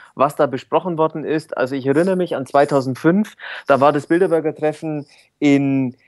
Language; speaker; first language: German; native; German